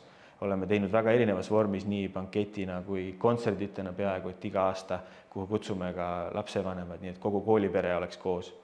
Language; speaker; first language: Estonian; native; Estonian